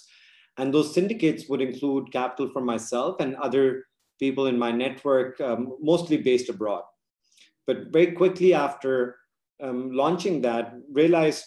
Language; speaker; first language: English; non-native, local second language; Urdu